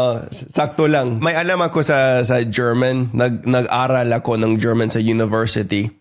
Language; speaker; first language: Filipino; non-native, fluent; English